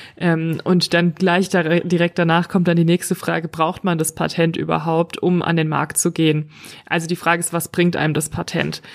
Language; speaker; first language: German; native; German